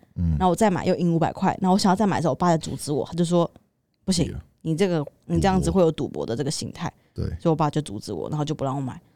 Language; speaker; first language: Chinese; non-native, fluent; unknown